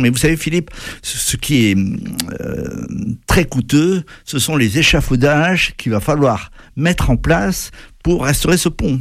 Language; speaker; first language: French; native; French